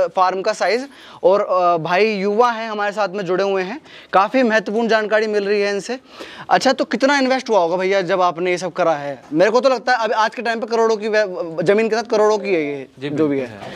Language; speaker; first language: Hindi; native; Hindi